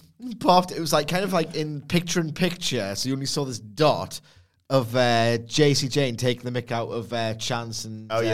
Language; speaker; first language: English; native; English